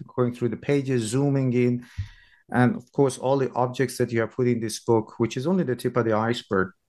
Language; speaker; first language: English; non-native, fluent; Persian